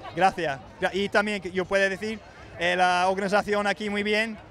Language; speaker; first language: Spanish; non-native, fluent; English